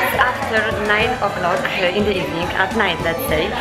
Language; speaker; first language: English; non-native, fluent; Polish